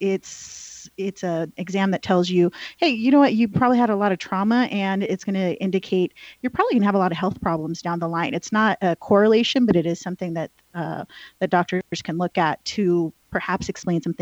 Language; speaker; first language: English; early bilingual, other home language; Spanish